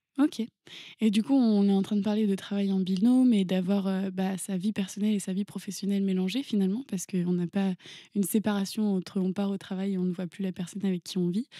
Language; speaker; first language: French; native; French